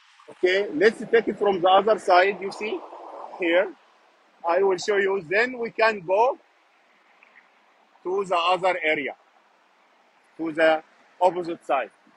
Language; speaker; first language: English; non-native, fluent; Arabic